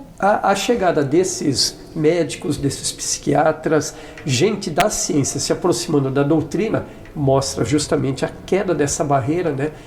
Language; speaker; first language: Portuguese; native; Portuguese